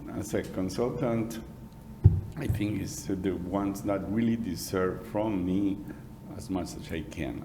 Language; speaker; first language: English; non-native, fluent; Spanish